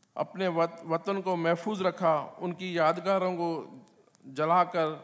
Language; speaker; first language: Urdu; non-native, local second language; Sindhi